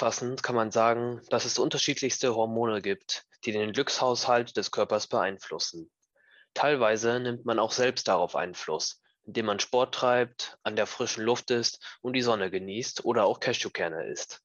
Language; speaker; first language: German; native; German